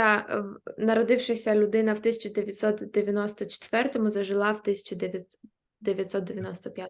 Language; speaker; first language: Ukrainian; native; Ukrainian